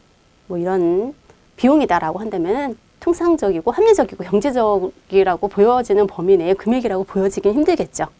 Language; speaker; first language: Korean; native; Korean